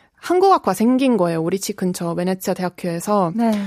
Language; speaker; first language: Korean; non-native, fluent; Italian